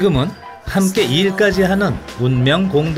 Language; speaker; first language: Korean; native; Korean